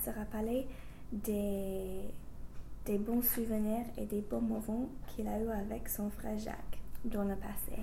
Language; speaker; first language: French; non-native, learner; English